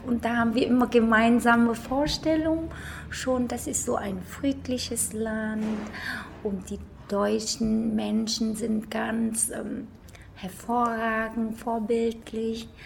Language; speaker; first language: German; non-native, fluent; Vietnamese